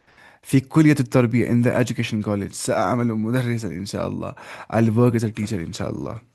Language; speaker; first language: Arabic; non-native, fluent; Urdu